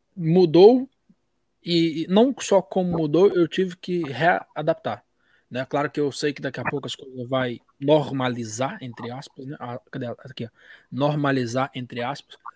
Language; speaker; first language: Portuguese; native; Portuguese